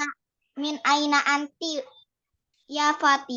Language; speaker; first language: Arabic; non-native, learner; Indonesian